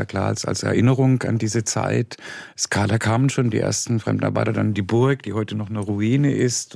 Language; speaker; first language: German; native; German